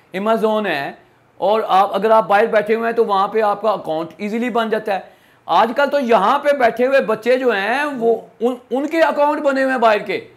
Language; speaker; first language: Urdu; non-native, local second language; Punjabi